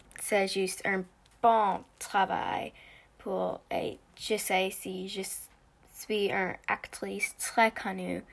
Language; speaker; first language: French; non-native, learner; English